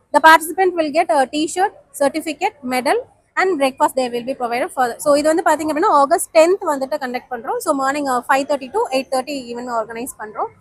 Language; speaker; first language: English; non-native, local second language; Tamil